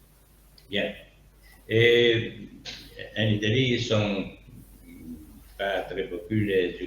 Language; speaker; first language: French; non-native, learner; Italian